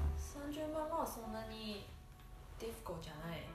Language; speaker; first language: Japanese; non-native, learner; Chinese